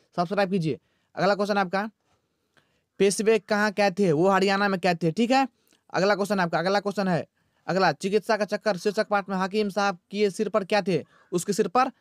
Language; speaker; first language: Hindi; native; Hindi